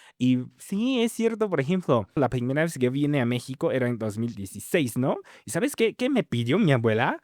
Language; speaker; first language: Spanish; non-native, fluent; Min Nan Chinese